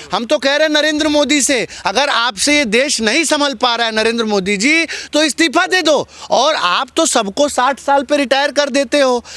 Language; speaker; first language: Hindi; native; Hindi